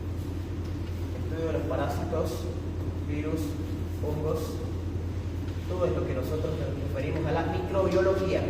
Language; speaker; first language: Spanish; native; Spanish